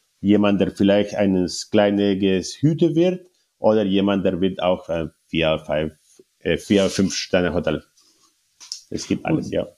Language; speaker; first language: German; non-native, learner; Spanish